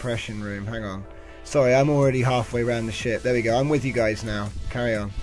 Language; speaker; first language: English; native; English